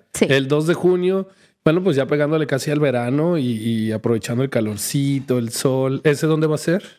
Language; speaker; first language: Spanish; native; Spanish